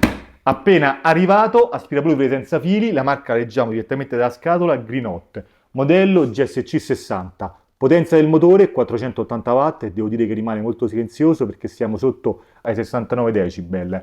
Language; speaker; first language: Italian; native; Italian